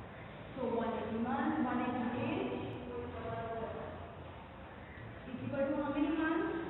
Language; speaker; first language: English; non-native, local second language; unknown